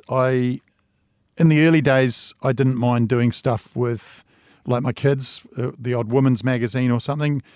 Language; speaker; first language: English; native; English